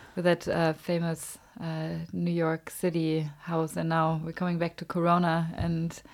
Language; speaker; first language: English; non-native, fluent; German